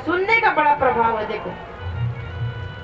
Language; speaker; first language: Hindi; native; Hindi